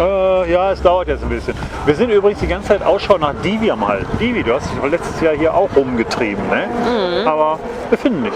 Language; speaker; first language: German; native; German